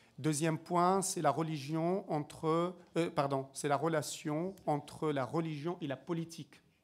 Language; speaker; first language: French; native; French